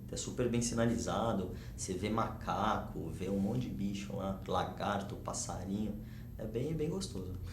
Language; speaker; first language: Portuguese; native; Portuguese